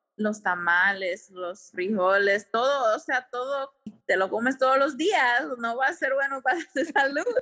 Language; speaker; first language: Spanish; early bilingual, heritage; Spanish